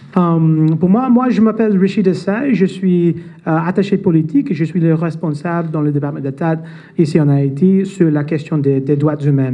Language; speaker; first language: French; non-native, fluent; English